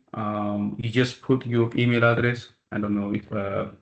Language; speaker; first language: English; non-native, local second language; Amharic